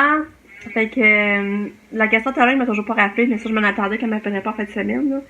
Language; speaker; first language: French; native; French